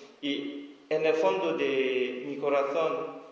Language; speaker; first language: Spanish; non-native, learner; S'gaw Karen